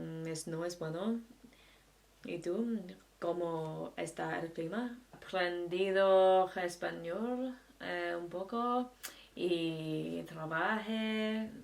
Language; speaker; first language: Spanish; non-native, learner; English